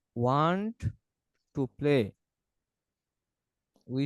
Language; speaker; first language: English; non-native, fluent; Bangla